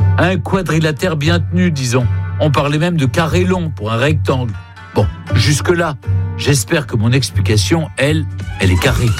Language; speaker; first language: French; native; French